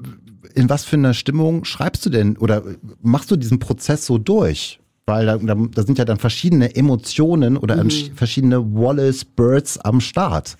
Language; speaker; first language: German; native; German